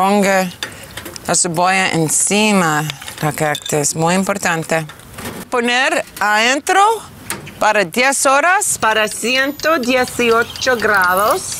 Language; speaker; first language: Spanish; non-native, learner; English